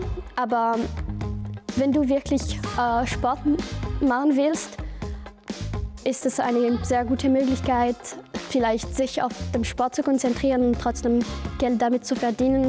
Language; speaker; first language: German; non-native, local second language; French